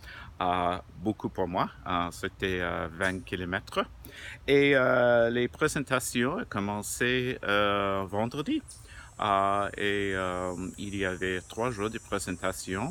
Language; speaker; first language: French; non-native, learner; English